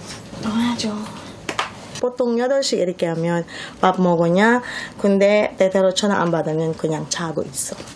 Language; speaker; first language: Korean; non-native, learner; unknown